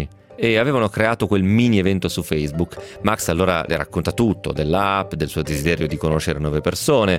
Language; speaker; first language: Italian; native; Italian